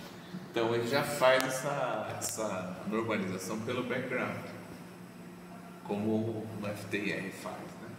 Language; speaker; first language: Portuguese; native; Portuguese